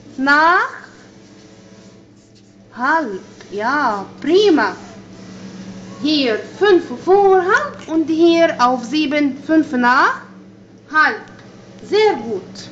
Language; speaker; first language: German; non-native, fluent; Arabic